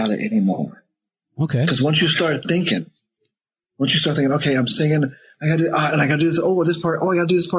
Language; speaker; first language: English; native; English